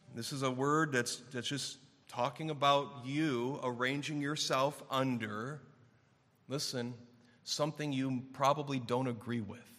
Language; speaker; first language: English; native; English